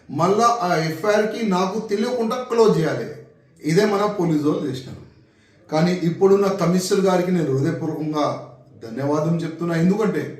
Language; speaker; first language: Telugu; non-native, local second language; Hindi